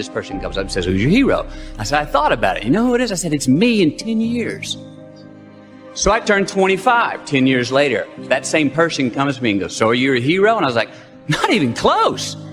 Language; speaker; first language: English; native; English